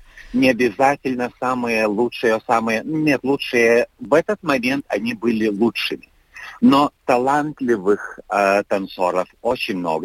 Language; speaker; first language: Russian; non-native, fluent; Lithuanian